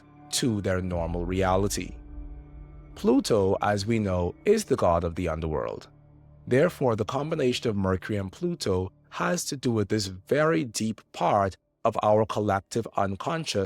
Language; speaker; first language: English; native; English